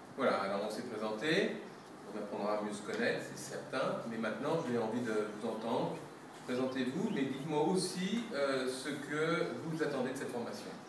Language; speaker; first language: French; native; French